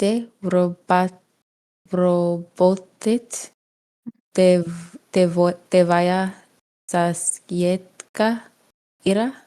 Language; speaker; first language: Russian; non-native, learner; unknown